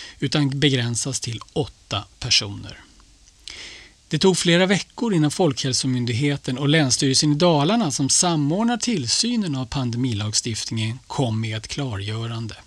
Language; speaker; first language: Swedish; native; Swedish